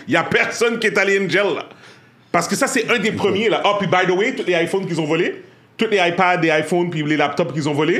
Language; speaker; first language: French; native; French